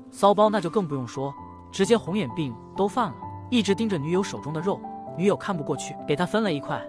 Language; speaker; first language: Chinese; native; Chinese